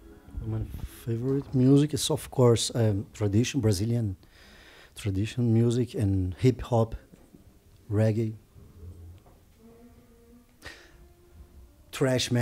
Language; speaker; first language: English; non-native, learner; Portuguese